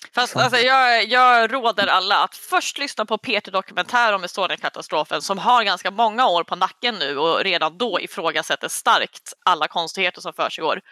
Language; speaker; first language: Swedish; native; Swedish